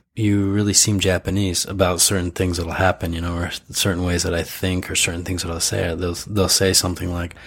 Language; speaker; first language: English; native; English